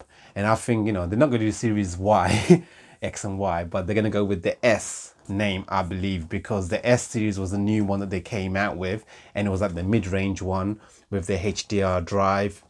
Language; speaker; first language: English; native; English